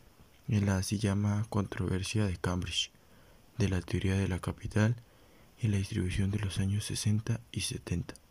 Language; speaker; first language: Spanish; native; Spanish